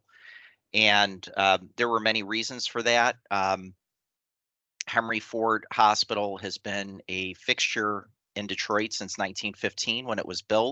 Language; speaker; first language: English; native; English